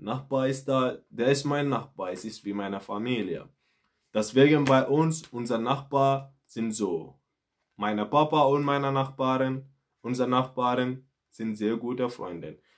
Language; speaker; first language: German; non-native, learner; Mandingo